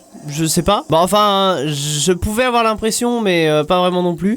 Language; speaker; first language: French; native; French